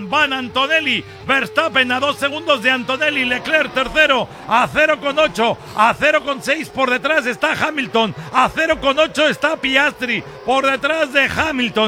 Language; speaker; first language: Spanish; native; Spanish